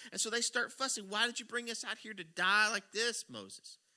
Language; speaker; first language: English; native; English